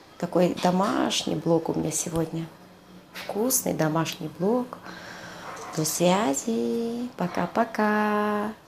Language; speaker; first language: Russian; non-native, local second language; Georgian